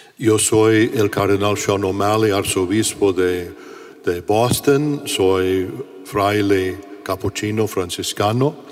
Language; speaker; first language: Spanish; non-native, fluent; English